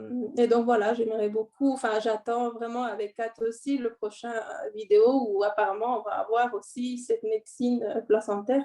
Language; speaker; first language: French; non-native, fluent; Spanish